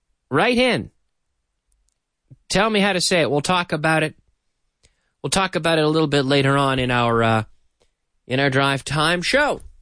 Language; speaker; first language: English; native; English